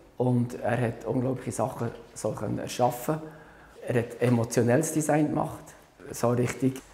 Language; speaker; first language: German; native; German